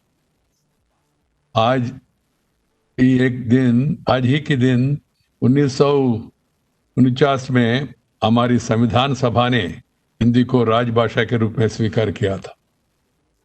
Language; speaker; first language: Hindi; non-native, local second language; Telugu